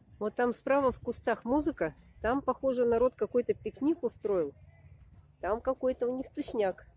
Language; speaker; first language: Russian; native; Russian